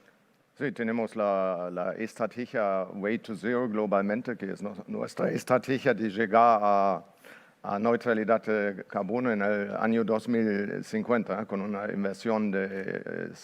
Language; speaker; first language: Spanish; non-native, fluent; Portuguese